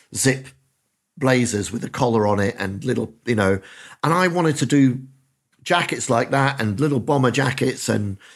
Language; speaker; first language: English; native; English